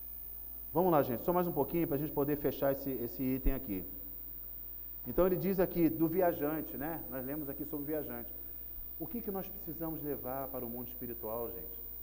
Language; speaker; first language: Portuguese; native; Portuguese